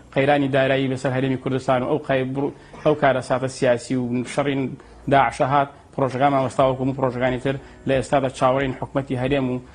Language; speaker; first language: Central Kurdish; native; Central Kurdish